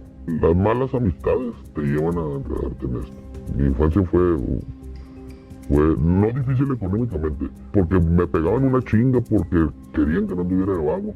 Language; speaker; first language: Spanish; native; Spanish